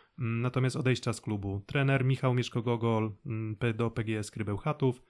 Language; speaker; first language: Polish; native; Polish